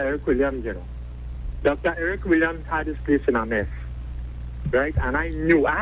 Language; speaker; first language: English; native; English